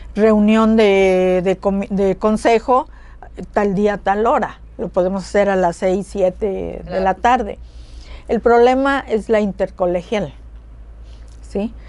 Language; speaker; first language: Spanish; native; Spanish